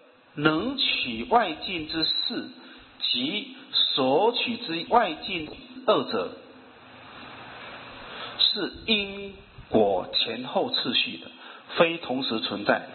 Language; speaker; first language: Chinese; native; Chinese